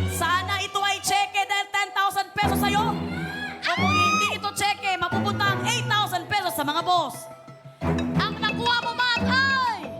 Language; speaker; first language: Filipino; non-native, local second language; Cebuano